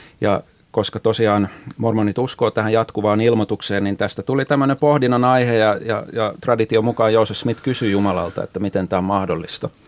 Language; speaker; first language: Finnish; native; Finnish